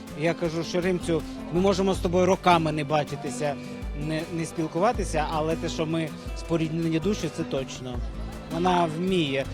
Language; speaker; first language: Ukrainian; native; Ukrainian